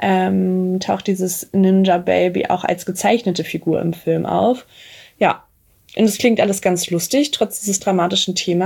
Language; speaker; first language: German; native; German